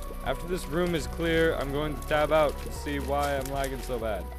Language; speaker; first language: English; native; English